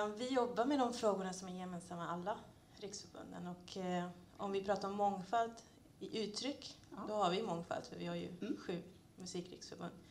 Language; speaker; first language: Swedish; non-native, fluent; Hungarian